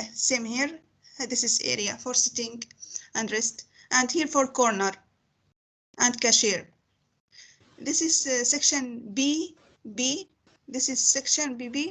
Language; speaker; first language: English; non-native, learner; Arabic